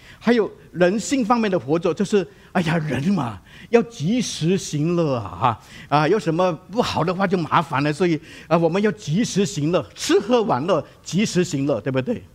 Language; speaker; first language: Chinese; non-native, local second language; Cantonese